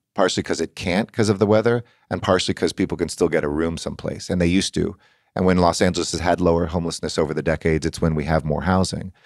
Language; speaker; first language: English; native; English